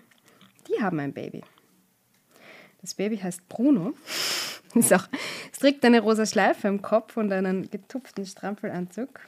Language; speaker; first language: German; native; German